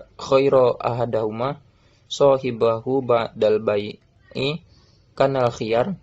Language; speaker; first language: Arabic; non-native, learner; Indonesian